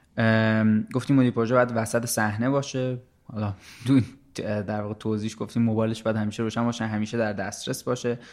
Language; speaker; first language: Persian; native; Persian